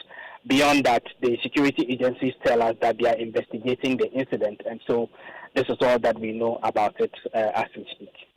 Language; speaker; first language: English; native; English